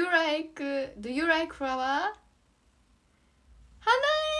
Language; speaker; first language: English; non-native, learner; Japanese